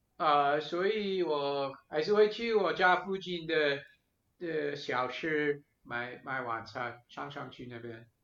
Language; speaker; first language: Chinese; non-native, fluent; English